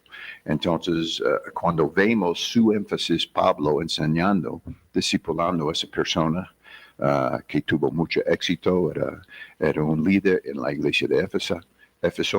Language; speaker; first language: Spanish; non-native, fluent; English